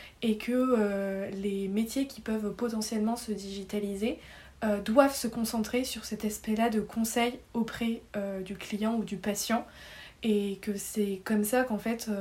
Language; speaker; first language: French; native; French